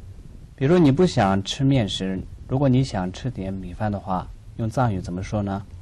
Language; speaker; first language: Chinese; non-native, local second language; Tibetan